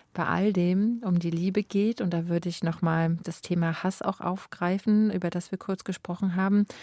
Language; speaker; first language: German; native; German